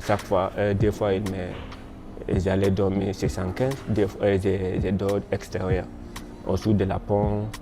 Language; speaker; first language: French; non-native, learner; Krio